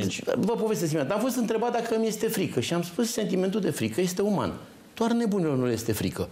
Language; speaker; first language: Romanian; native; Romanian